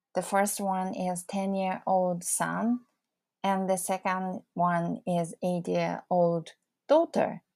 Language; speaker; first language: English; non-native, fluent; Japanese